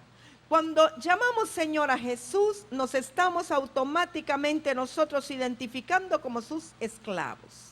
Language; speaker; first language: Spanish; native; Spanish